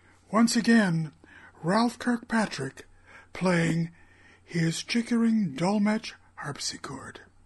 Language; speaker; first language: English; native; English